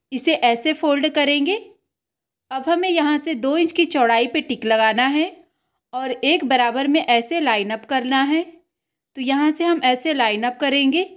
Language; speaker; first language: Hindi; native; Hindi